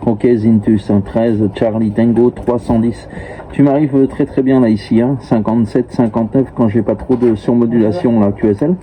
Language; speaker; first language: French; native; French